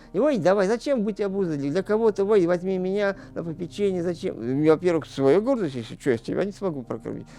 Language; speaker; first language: Russian; non-native, local second language; Crimean Tatar